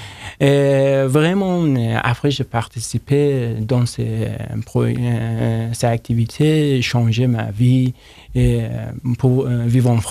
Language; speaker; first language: French; non-native, learner; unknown